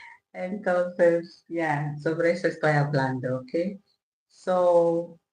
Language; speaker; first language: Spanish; non-native, learner; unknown